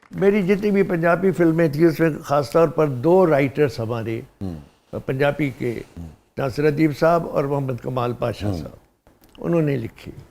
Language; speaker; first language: Urdu; non-native, local second language; Sindhi